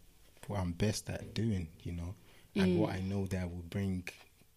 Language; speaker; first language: English; non-native, local second language; Yoruba